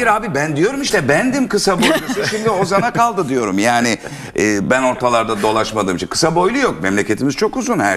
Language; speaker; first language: Turkish; native; Turkish